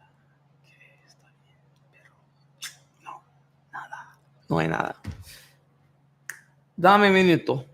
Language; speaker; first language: Spanish; non-native, learner; English